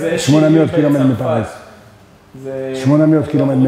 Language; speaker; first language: Hebrew; non-native, learner; French